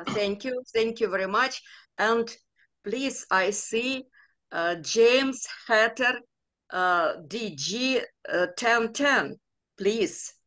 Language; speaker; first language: English; non-native, learner; Ukrainian